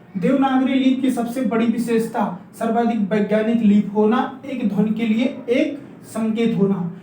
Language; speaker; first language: Hindi; native; Hindi